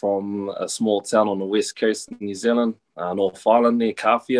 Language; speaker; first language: English; native; English